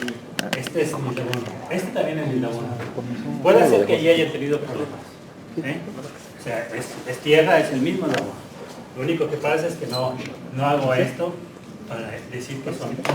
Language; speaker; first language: Spanish; native; Spanish